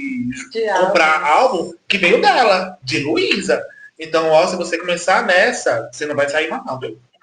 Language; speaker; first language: Portuguese; native; Portuguese